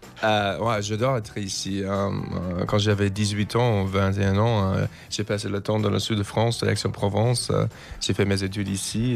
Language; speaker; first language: French; non-native, learner; English